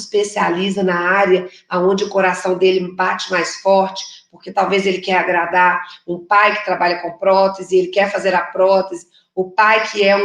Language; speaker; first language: Portuguese; native; Portuguese